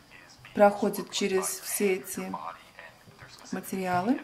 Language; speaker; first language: Russian; non-native, local second language; Latvian